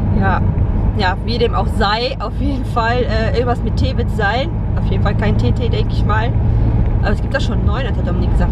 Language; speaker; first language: German; native; German